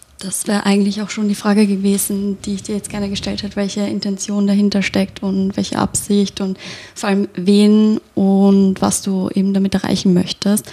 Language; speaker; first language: German; native; German